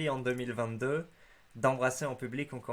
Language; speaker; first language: French; native; French